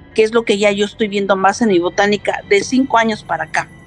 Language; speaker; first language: Spanish; early bilingual, heritage; Spanish